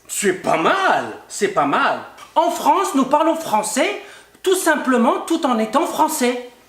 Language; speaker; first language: French; native; French